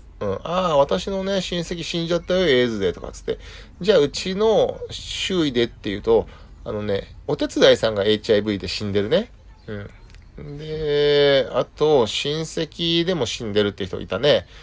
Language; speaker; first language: Japanese; native; Japanese